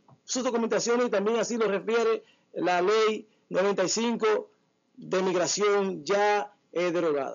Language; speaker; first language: Spanish; native; Spanish